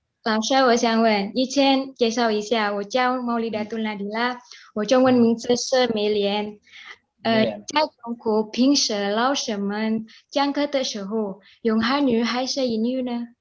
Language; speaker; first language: Chinese; non-native, learner; Indonesian